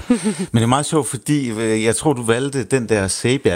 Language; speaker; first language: Danish; native; Danish